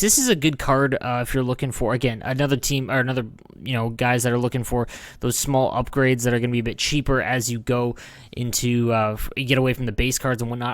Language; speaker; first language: English; native; English